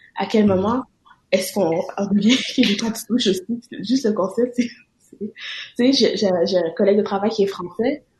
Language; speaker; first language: French; native; French